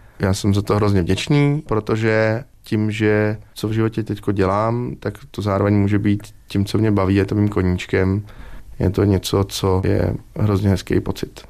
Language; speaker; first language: Czech; native; Czech